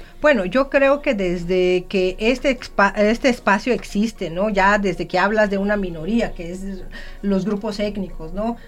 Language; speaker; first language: Spanish; non-native, local second language; Zapotec